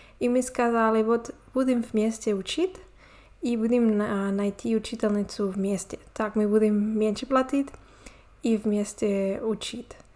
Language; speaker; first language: Russian; non-native, learner; Spanish